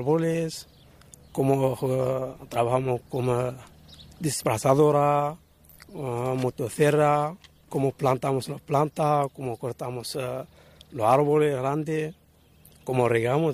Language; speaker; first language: Spanish; non-native, learner; Arabic